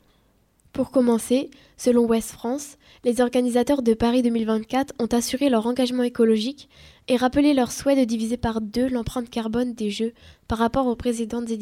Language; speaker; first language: French; native; French